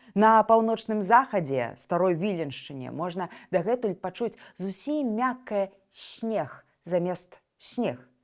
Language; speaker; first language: Belarusian; native; Belarusian